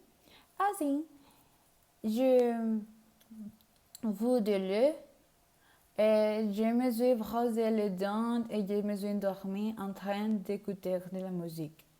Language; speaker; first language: French; non-native, learner; Spanish